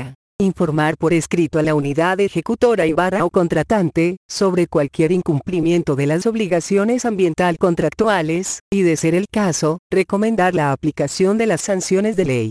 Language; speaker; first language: Spanish; native; Spanish